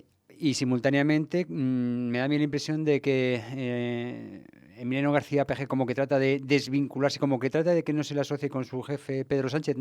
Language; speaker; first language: Spanish; native; Spanish